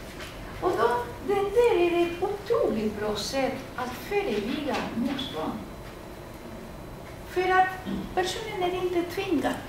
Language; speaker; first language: Swedish; non-native, fluent; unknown